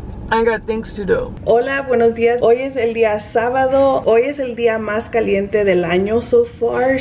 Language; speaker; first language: Spanish; early bilingual, heritage; Spanish